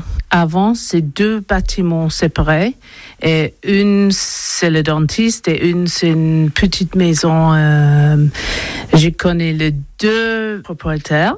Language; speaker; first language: French; non-native, learner; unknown